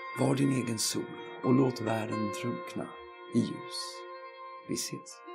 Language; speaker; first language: Swedish; native; Swedish